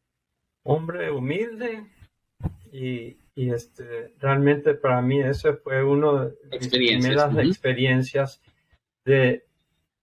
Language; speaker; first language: Spanish; non-native, fluent; English